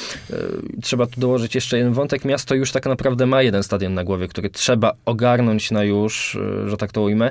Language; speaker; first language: Polish; native; Polish